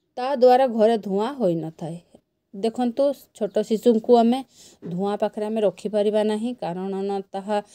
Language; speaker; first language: Odia; non-native, local second language; Santali